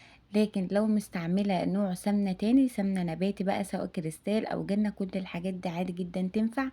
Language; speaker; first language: Arabic; native; Arabic